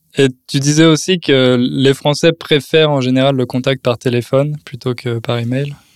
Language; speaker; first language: French; native; French